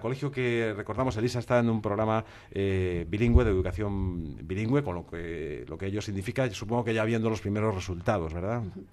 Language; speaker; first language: Spanish; native; Spanish